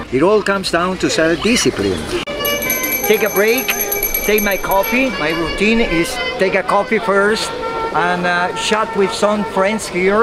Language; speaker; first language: English; non-native, learner; Spanish